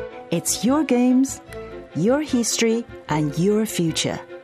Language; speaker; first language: English; non-native, fluent; Chinese